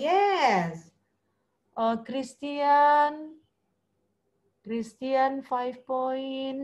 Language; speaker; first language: English; non-native, fluent; Indonesian